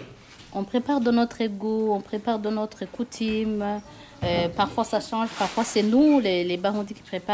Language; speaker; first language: French; non-native, local second language; Rundi